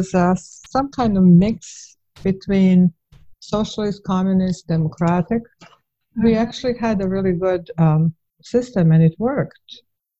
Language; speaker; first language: English; non-native, fluent; Bosnian